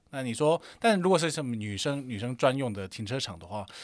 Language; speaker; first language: Chinese; non-native, fluent; Korean